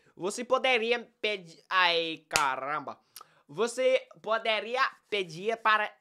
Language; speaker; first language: Portuguese; non-native, learner; English